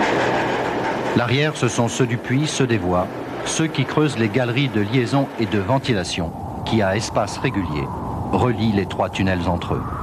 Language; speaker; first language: French; native; French